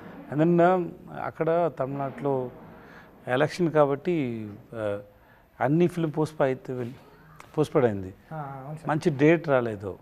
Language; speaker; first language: Telugu; non-native, learner; Tamil